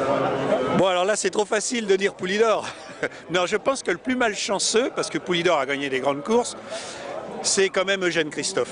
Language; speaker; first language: French; native; French